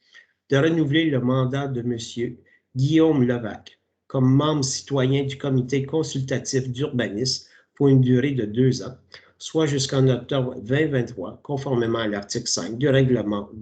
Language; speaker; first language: French; native; French